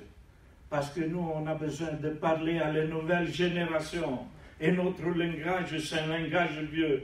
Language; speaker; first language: French; non-native, learner; Italian